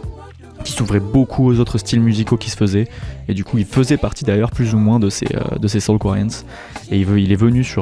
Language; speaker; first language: French; native; French